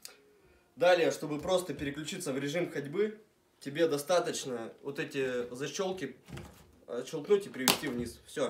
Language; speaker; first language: Russian; native; Russian